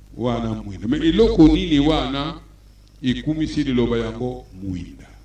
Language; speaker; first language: Lingala; non-native, local second language; Kongo